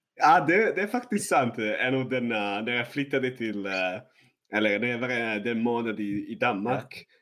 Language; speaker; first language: Swedish; non-native, learner; Italian